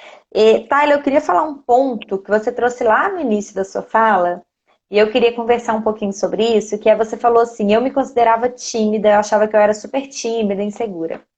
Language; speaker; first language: Portuguese; native; Portuguese